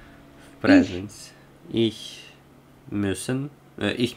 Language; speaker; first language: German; non-native, learner; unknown